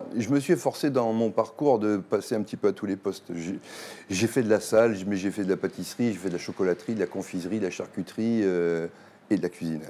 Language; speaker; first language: French; native; French